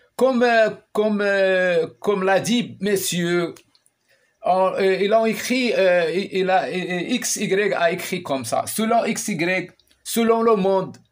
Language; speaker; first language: French; non-native, local second language; Arabic